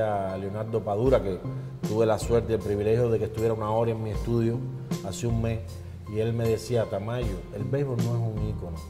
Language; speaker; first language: Spanish; native; Spanish